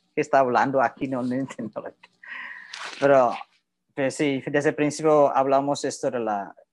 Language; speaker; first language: Spanish; non-native, learner; Indonesian